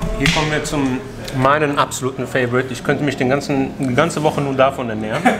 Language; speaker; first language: German; early bilingual, other home language; Persian